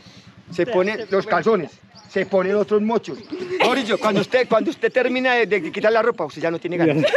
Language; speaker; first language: Spanish; native; Spanish